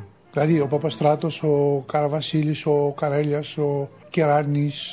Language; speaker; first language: Greek; native; Greek